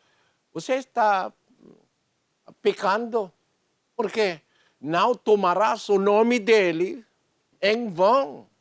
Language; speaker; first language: Portuguese; non-native, learner; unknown